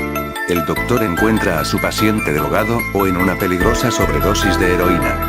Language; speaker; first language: Spanish; native; Spanish